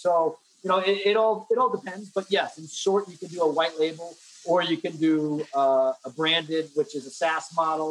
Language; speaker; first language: English; native; English